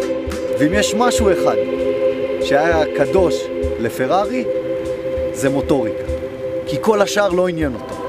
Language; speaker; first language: Hebrew; native; Hebrew